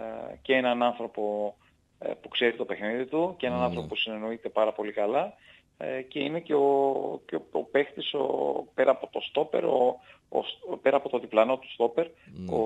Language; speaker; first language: Greek; native; Greek